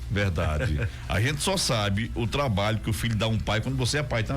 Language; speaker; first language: Portuguese; native; Portuguese